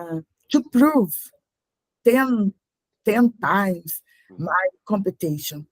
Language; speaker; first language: English; non-native, learner; Portuguese